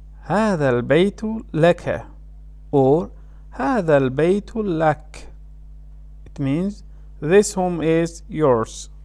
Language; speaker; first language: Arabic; non-native, fluent; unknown